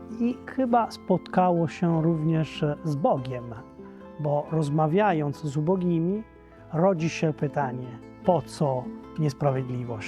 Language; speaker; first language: Polish; non-native, fluent; Italian